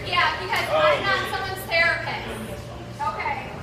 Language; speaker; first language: English; native; English